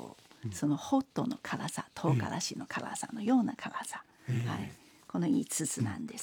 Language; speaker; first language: Japanese; non-native, fluent; Chinese